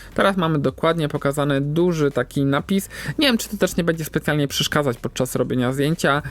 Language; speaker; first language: Polish; native; Polish